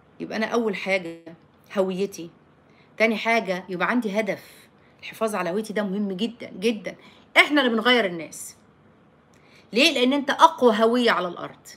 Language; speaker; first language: Arabic; native; Arabic